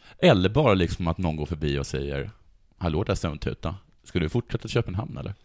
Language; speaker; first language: Swedish; native; Swedish